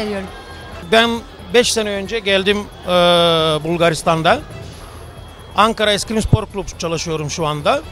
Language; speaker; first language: Turkish; non-native, learner; Bulgarian